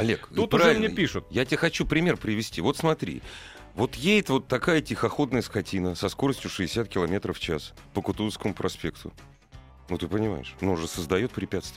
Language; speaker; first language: Russian; native; Russian